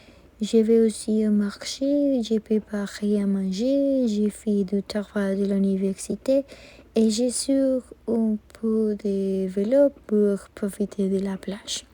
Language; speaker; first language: French; non-native, learner; Spanish